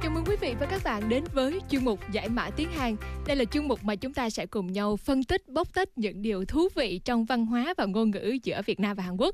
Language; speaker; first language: Vietnamese; native; Vietnamese